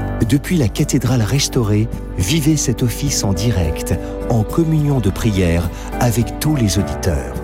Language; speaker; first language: French; native; French